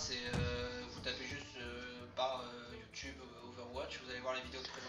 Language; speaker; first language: French; native; French